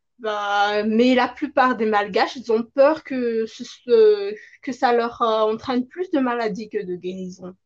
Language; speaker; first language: French; non-native, local second language; Malagasy